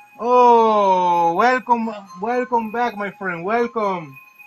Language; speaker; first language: English; non-native, learner; Spanish